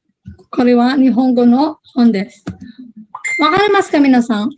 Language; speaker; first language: Japanese; non-native, fluent; Filipino